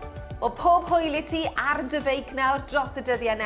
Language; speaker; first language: Welsh; native; Welsh